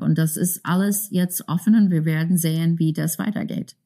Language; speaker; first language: German; non-native, fluent; English